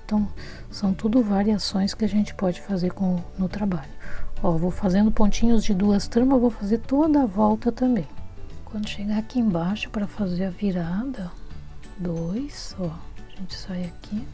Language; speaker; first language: Portuguese; native; Portuguese